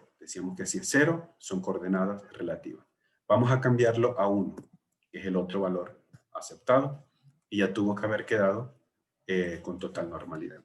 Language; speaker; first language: Spanish; native; Spanish